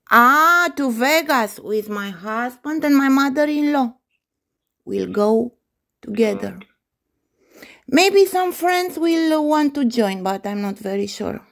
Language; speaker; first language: English; non-native, fluent; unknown